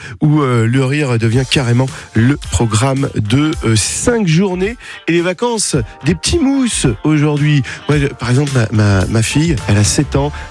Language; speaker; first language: French; native; French